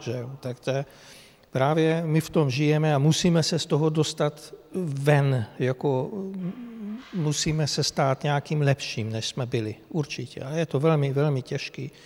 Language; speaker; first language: Czech; non-native, fluent; Hungarian